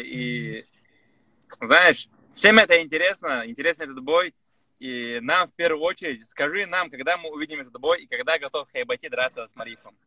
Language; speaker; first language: Russian; native; Russian